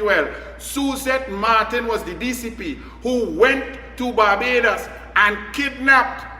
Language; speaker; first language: English; native; English